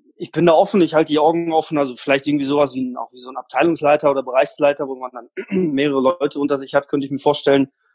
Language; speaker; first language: German; early bilingual, other home language; Polish